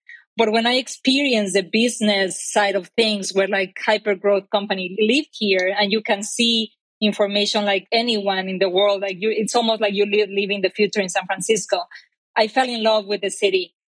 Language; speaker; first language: English; non-native, fluent; Spanish